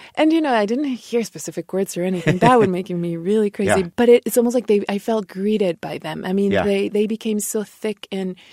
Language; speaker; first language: English; non-native, fluent; Spanish